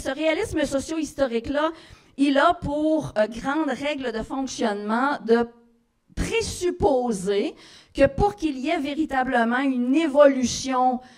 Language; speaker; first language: French; native; French